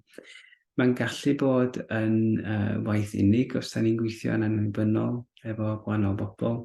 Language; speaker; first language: Welsh; native; Welsh